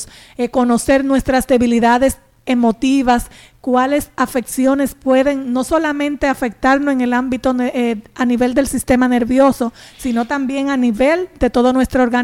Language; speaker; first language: Spanish; native; Spanish